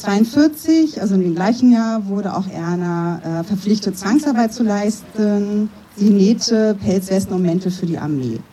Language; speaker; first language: German; native; German